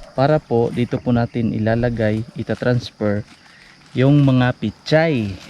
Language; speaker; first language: Filipino; non-native, local second language; Cebuano